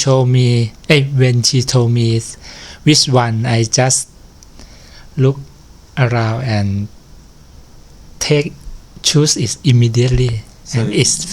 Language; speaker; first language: English; non-native, learner; Thai